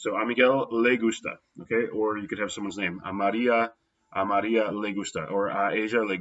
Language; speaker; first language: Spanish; non-native, fluent; English